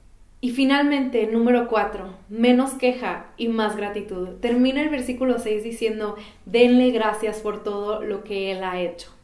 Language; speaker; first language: Spanish; native; Spanish